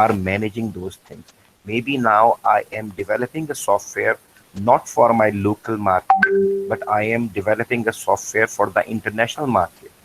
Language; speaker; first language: English; non-native, local second language; Urdu